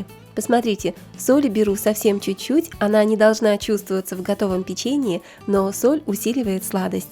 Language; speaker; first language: Russian; native; Russian